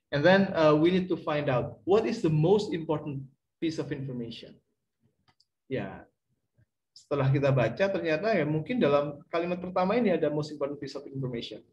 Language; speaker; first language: English; non-native, fluent; Indonesian